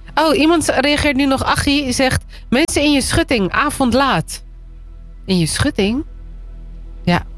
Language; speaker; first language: Dutch; native; Dutch